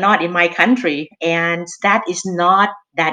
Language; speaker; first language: English; non-native, fluent; Thai